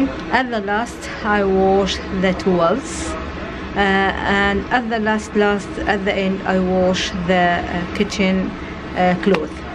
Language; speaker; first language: English; non-native, learner; Arabic